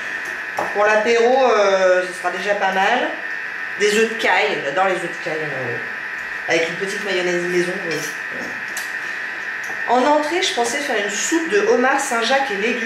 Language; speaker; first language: French; native; French